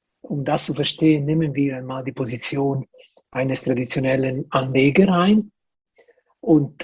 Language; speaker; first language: German; non-native, local second language; Italian